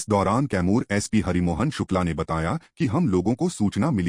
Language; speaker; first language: Hindi; native; Hindi